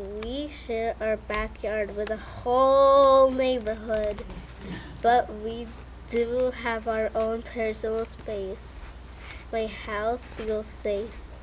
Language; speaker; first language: English; early bilingual, other home language; Spanish